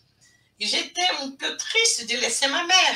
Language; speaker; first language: French; non-native, fluent; Portuguese